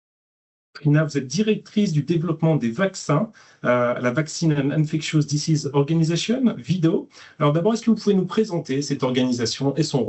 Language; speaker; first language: French; native; French